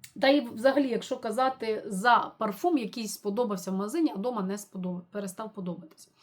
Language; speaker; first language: Ukrainian; non-native, local second language; Russian